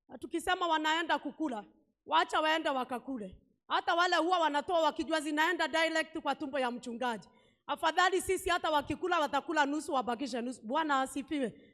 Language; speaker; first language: Swahili; non-native, local second language; Kikuyu